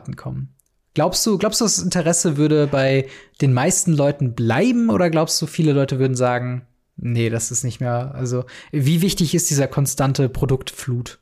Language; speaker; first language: German; native; German